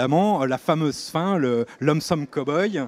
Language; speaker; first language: French; native; French